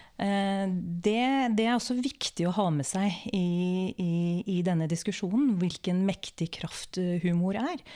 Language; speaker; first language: Norwegian; early bilingual, other home language; Urdu